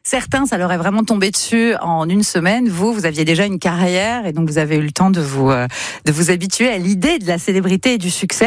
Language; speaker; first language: French; native; French